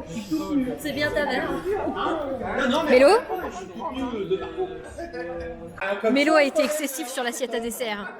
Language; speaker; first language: French; native; French